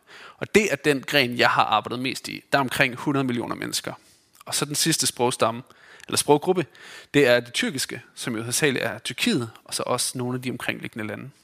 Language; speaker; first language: Danish; native; Danish